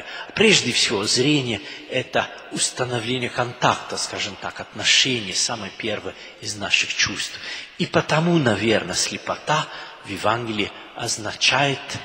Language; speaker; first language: Russian; non-native, fluent; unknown